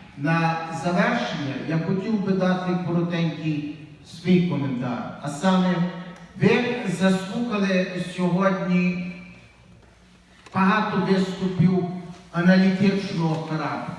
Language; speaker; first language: Ukrainian; native; Ukrainian